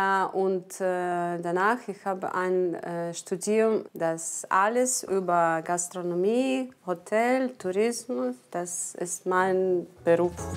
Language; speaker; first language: German; non-native, learner; Ukrainian